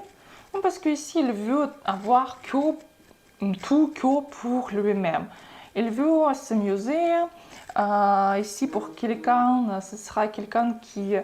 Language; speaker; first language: French; non-native, fluent; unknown